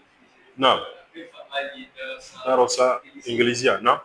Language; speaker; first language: Arabic; non-native, fluent; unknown